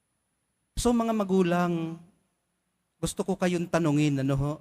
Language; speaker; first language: Filipino; native; Filipino